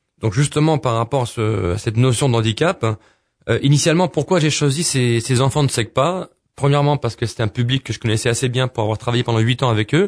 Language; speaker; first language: French; native; French